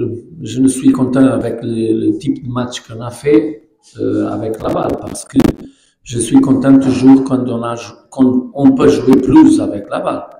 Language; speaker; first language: French; non-native, fluent; Portuguese